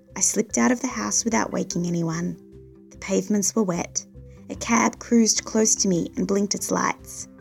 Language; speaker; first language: English; native; English